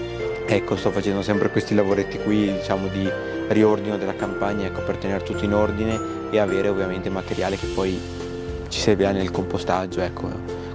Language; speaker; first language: Italian; native; Italian